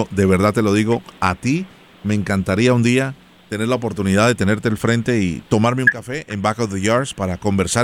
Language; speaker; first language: Spanish; native; Spanish